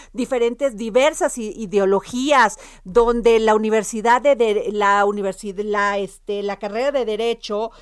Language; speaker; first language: Spanish; native; Spanish